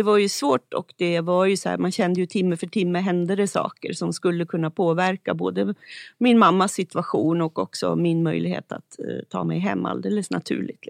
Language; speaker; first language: Swedish; native; Swedish